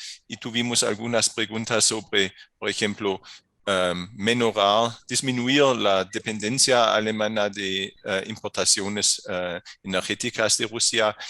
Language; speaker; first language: Spanish; non-native, fluent; German